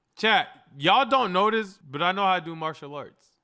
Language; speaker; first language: English; native; English